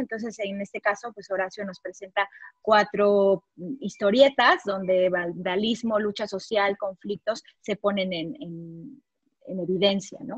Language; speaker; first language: Spanish; native; Spanish